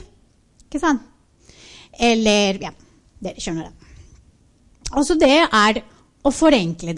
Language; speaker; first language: Norwegian; non-native, fluent; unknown